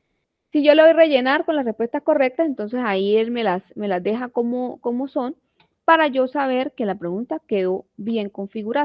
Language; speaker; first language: Spanish; native; Spanish